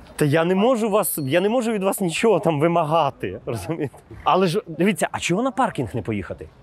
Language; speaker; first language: Ukrainian; native; Ukrainian